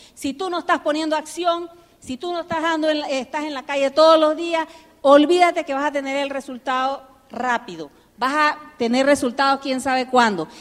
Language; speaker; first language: Spanish; early bilingual, heritage; Spanish